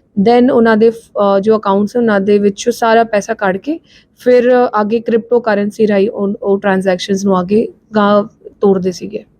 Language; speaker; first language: Punjabi; non-native, local second language; Hindi